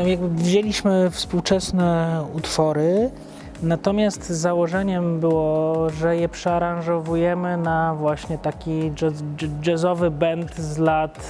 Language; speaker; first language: Polish; native; Polish